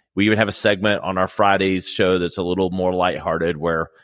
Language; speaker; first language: English; native; English